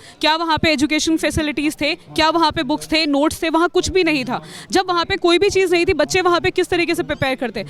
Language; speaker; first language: Hindi; native; Hindi